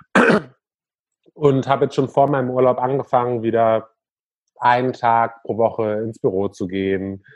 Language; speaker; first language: German; native; German